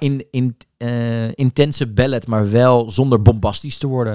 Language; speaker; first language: Dutch; native; Dutch